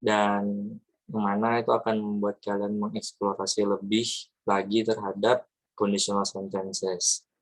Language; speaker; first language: Indonesian; native; Indonesian